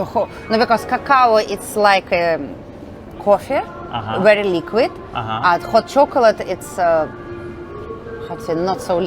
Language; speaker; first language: English; non-native, learner; Russian